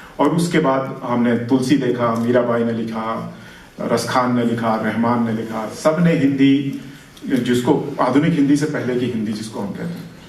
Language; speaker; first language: Hindi; non-native, local second language; Magahi